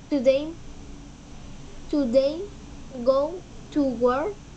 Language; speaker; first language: English; non-native, learner; Spanish